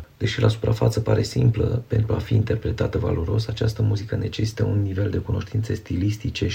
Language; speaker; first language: Romanian; native; Romanian